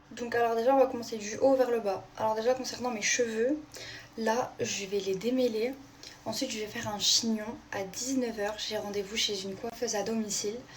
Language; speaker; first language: French; native; French